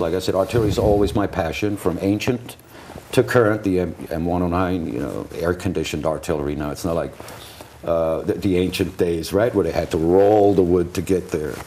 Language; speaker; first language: English; early bilingual, other home language; Armenian